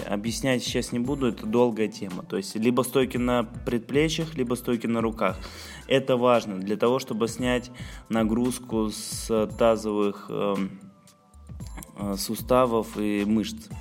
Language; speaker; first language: Russian; native; Russian